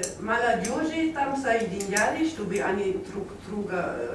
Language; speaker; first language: Russian; non-native, learner; German